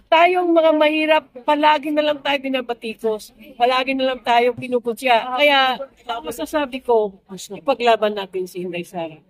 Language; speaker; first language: Filipino; non-native, local second language; Cebuano